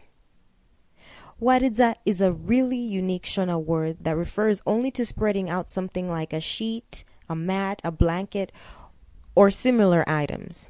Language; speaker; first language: English; non-native, local second language; Shona